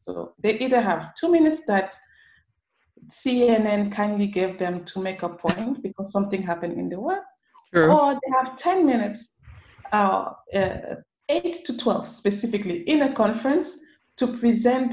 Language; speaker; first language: English; non-native, local second language; French